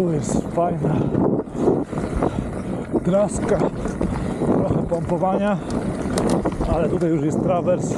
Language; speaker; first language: Polish; native; Polish